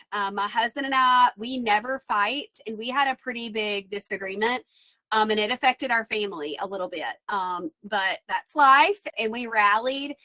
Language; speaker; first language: English; native; English